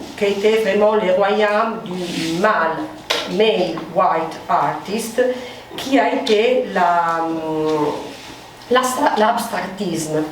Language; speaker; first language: French; non-native, fluent; Italian